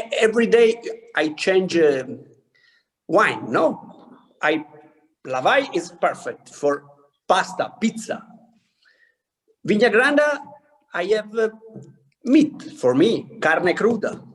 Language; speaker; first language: English; non-native, learner; Italian